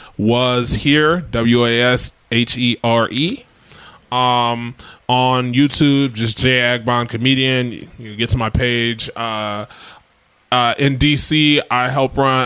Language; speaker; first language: English; native; English